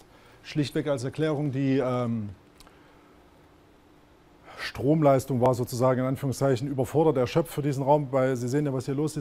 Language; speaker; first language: German; native; German